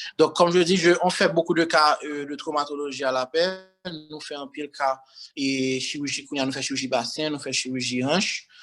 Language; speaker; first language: French; non-native, local second language; Haitian Creole